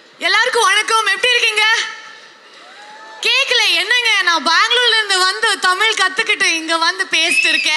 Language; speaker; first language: Tamil; non-native, learner; Kannada